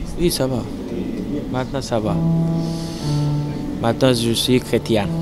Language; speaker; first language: French; non-native, learner; Persian